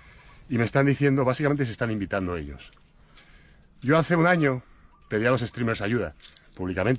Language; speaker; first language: Spanish; native; Spanish